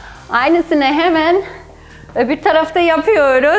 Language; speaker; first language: Turkish; non-native, fluent; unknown